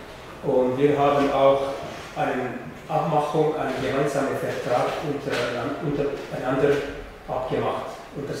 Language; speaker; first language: German; non-native, fluent; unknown